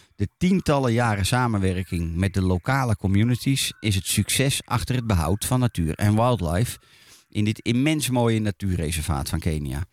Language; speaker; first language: Dutch; native; Dutch